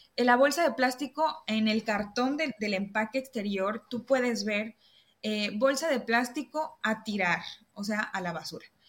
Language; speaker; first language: Spanish; native; Spanish